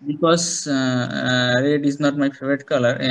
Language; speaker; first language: English; non-native, learner; Bangla